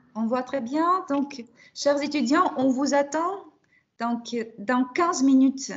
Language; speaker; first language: French; non-native, fluent; Russian